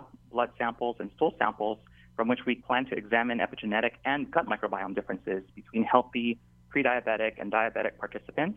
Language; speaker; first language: English; native; English